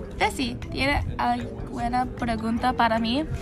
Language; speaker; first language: Spanish; non-native, learner; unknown